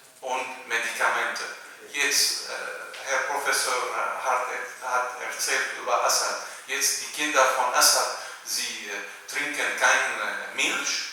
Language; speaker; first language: German; non-native, learner; Arabic